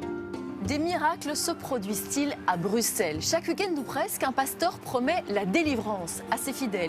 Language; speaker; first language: French; native; French